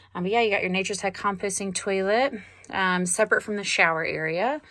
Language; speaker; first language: English; native; English